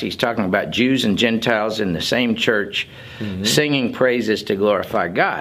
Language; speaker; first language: English; native; English